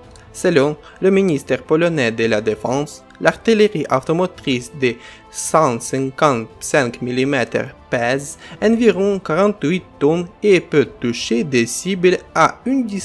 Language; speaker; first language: French; non-native, fluent; Ukrainian